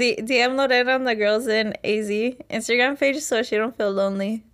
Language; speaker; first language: English; native; English